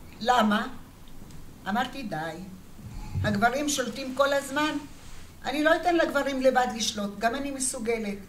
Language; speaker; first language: Hebrew; early bilingual, other home language; Arabic